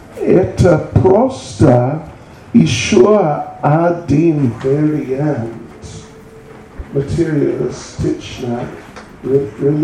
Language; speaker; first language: Russian; non-native, learner; English